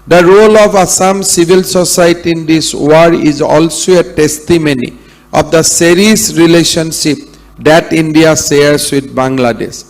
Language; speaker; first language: English; non-native, local second language; Assamese